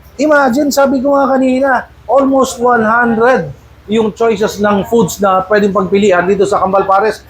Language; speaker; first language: Filipino; native; Filipino